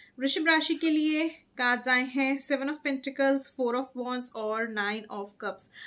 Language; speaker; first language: Hindi; native; Hindi